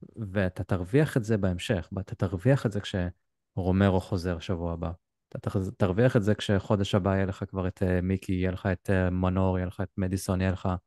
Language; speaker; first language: Hebrew; native; Hebrew